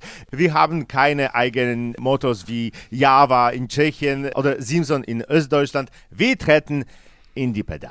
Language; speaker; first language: German; non-native, fluent; Polish